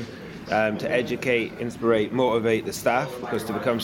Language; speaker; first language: English; native; English